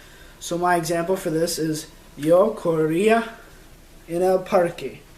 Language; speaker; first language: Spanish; non-native, learner; English